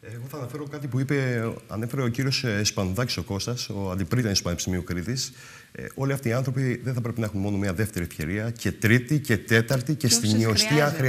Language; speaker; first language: Greek; native; Greek